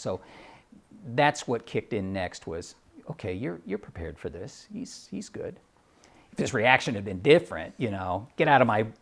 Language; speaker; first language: English; native; English